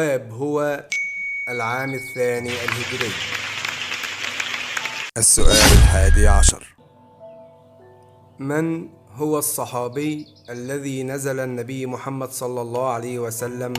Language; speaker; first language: Arabic; native; Arabic